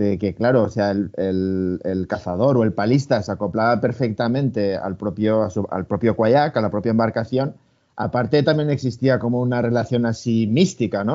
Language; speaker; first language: Spanish; native; Spanish